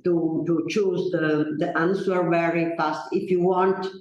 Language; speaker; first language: English; non-native, learner; Italian